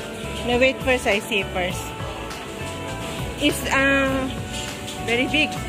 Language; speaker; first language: English; non-native, learner; Filipino